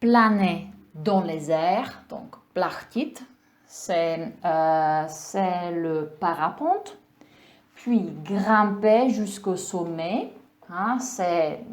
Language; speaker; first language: French; non-native, fluent; Czech